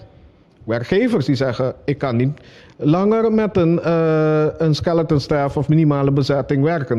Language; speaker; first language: Dutch; non-native, local second language; Papiamento